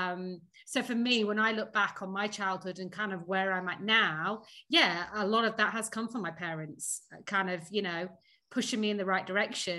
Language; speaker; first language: English; native; English